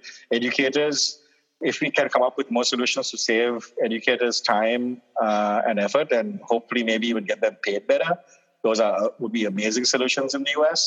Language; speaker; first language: English; non-native, local second language; Sinhala